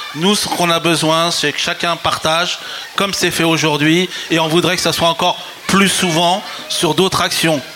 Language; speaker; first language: French; native; French